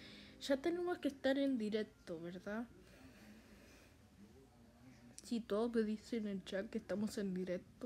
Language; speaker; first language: Spanish; early bilingual, other home language; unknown